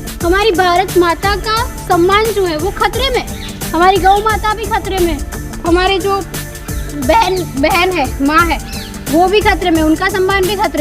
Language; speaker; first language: Hindi; non-native, local second language; Gujarati